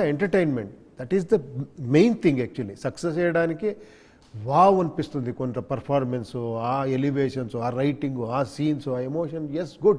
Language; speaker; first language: Telugu; non-native, learner; Kannada